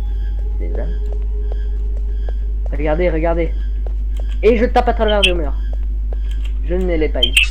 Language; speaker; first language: French; native; French